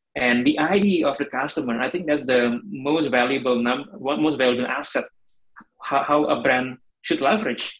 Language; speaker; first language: English; non-native, fluent; Indonesian